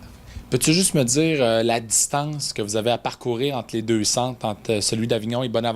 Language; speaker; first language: French; native; French